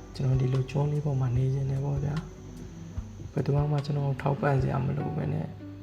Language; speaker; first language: Burmese; native; Burmese